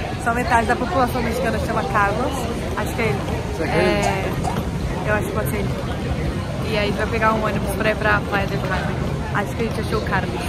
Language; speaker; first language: Portuguese; native; Portuguese